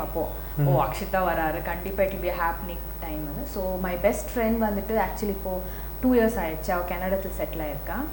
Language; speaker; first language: Tamil; non-native, learner; Kannada